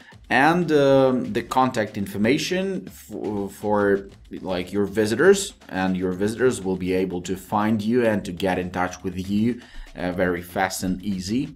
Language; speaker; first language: English; non-native, fluent; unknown